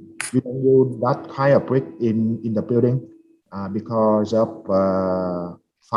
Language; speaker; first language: English; non-native, fluent; Vietnamese